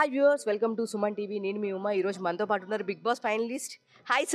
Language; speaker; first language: Telugu; native; Telugu